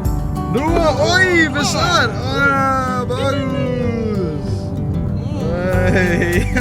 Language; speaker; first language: Indonesian; non-native, learner; Danish